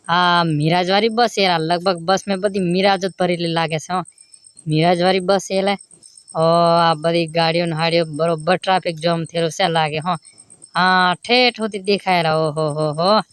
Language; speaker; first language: Gujarati; non-native, local second language; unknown